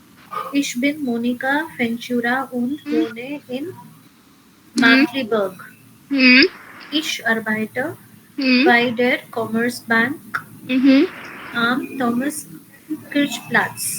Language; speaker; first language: German; non-native, learner; Hindi